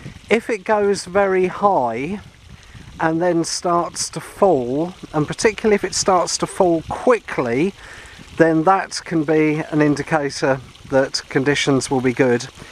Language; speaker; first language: English; native; English